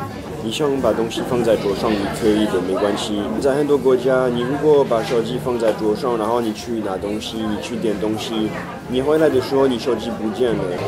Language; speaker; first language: Chinese; non-native, fluent; French